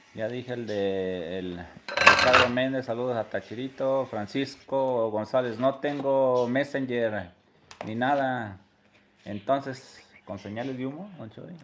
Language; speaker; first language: Spanish; native; Spanish